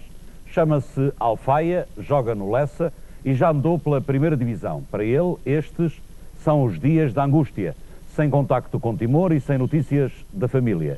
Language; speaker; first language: Portuguese; native; Portuguese